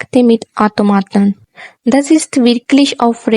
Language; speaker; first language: German; non-native, fluent; Urdu